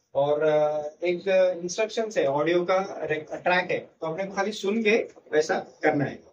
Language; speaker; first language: Hindi; non-native, local second language; Marathi